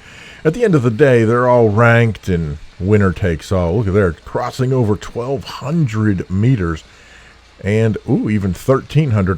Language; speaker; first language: English; native; English